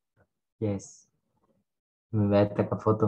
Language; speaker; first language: English; non-native, learner; Indonesian